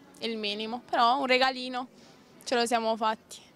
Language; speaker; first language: Italian; native; Italian